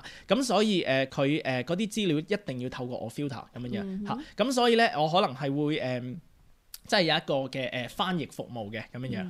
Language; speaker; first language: Cantonese; native; Cantonese